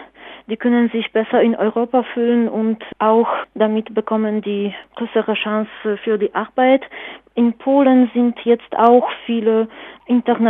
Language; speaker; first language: German; non-native, fluent; Polish